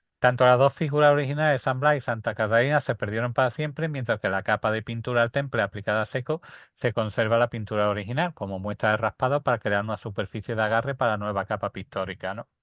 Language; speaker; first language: Spanish; native; Spanish